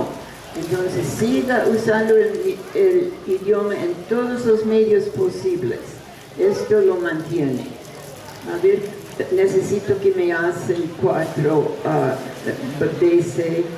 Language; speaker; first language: Spanish; non-native, fluent; English